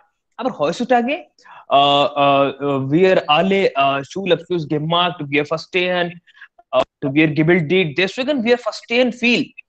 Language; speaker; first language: German; non-native, learner; Hindi